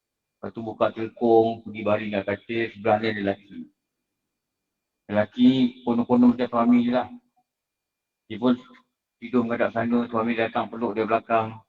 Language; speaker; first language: Malay; native; Malay